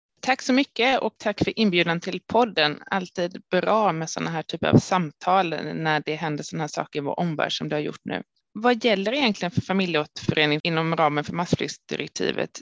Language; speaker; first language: Swedish; native; Swedish